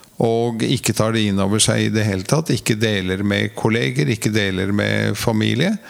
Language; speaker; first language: Norwegian; native; Norwegian